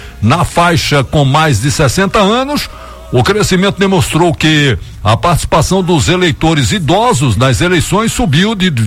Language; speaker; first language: Portuguese; native; Portuguese